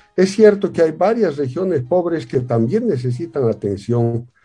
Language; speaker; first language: Spanish; native; Spanish